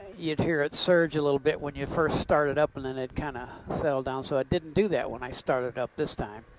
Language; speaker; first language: English; native; English